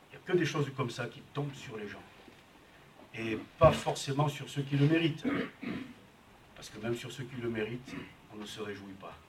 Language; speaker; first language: French; native; French